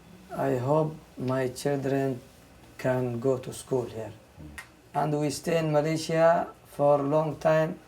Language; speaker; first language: English; non-native, fluent; Arabic